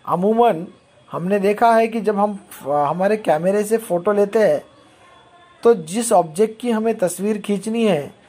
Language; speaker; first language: Hindi; non-native, local second language; Marathi